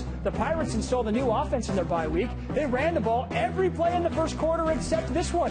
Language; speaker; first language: English; native; English